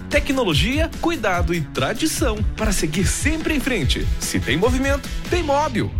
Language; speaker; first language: Portuguese; native; Portuguese